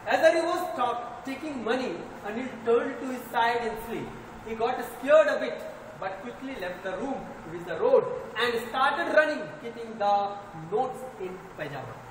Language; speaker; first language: English; non-native, local second language; Hindi